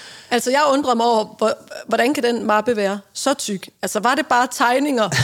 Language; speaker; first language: Danish; native; Danish